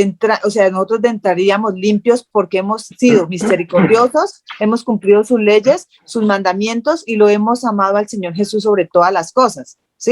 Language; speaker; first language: Spanish; native; Spanish